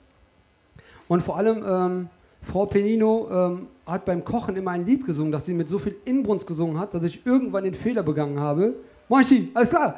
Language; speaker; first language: German; early bilingual, other home language; Turkish